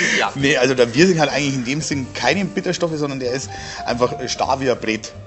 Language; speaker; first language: German; native; German